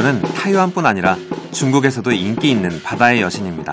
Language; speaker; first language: Korean; native; Korean